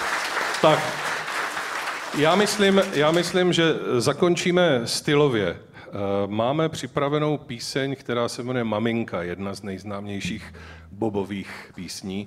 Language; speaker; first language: Czech; native; Czech